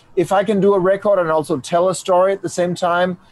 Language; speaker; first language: English; non-native, fluent; Danish